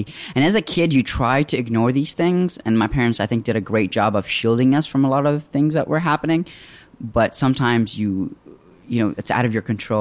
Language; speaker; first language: English; early bilingual, other home language; Arabic